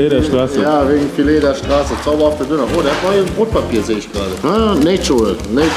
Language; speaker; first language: German; native; German